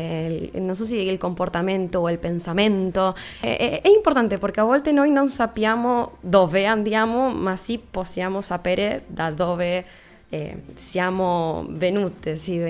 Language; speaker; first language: Italian; non-native, fluent; Spanish